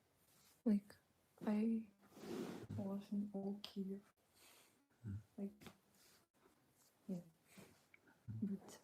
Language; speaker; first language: English; non-native, learner; Ukrainian